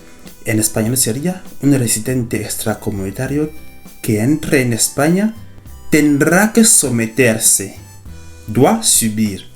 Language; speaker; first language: Spanish; non-native, fluent; French